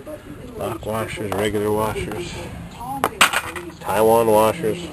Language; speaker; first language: English; native; English